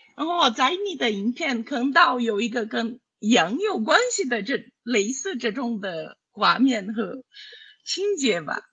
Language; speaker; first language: Chinese; non-native, fluent; Portuguese